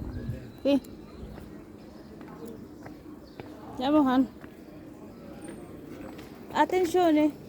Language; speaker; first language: Italian; non-native, learner; Filipino